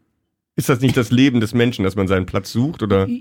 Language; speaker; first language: German; native; German